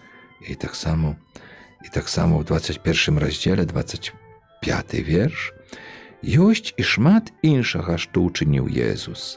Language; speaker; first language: Polish; non-native, local second language; Belarusian